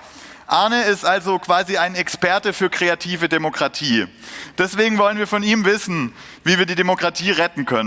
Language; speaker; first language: German; native; German